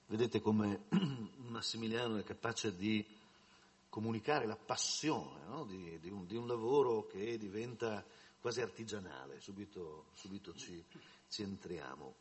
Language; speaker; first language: Italian; native; Italian